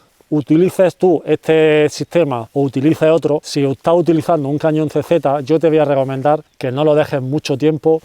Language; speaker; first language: Spanish; native; Spanish